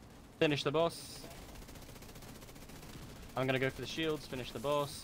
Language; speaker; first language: English; native; English